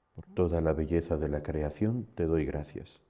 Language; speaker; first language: Spanish; native; Spanish